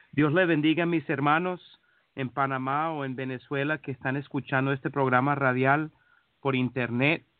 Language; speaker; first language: Spanish; non-native, fluent; English